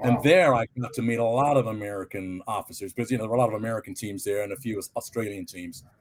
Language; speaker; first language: English; native; English